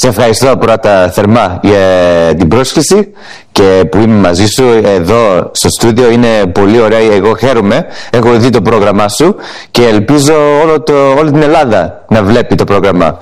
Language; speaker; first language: Greek; early bilingual, heritage; English